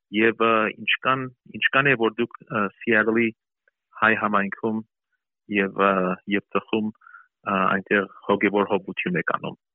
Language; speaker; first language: Armenian; early bilingual, heritage; Armenian